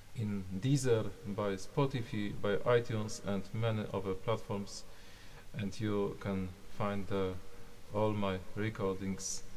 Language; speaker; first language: English; non-native, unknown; Polish